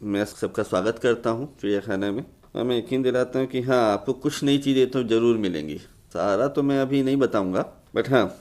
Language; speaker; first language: Hindi; native; Hindi